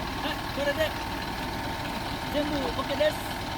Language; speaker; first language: Japanese; non-native, learner; Indonesian